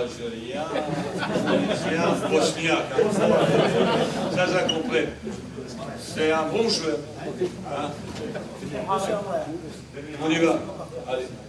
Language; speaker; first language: French; non-native, learner; Bosnian